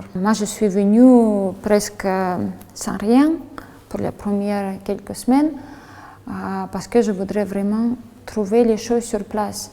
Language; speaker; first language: French; non-native, fluent; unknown